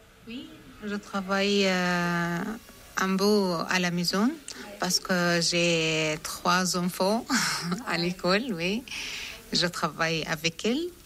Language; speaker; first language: French; non-native, learner; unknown